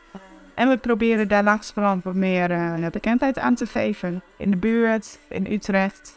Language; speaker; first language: Dutch; native; Dutch